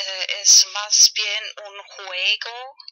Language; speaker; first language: Spanish; non-native, learner; German